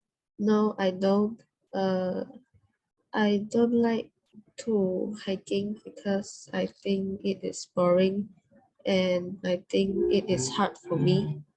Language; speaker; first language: English; non-native, learner; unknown